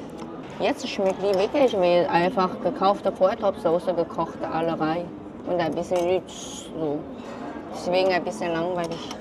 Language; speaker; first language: German; non-native, learner; Chinese